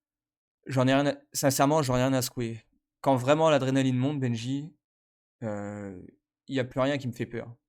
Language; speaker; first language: French; native; French